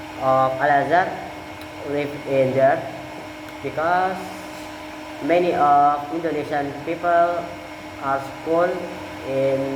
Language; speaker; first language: English; non-native, learner; Indonesian